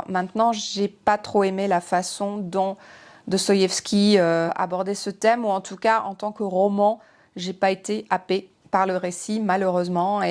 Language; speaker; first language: French; native; French